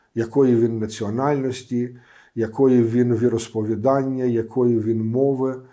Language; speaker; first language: Ukrainian; non-native, local second language; Romanian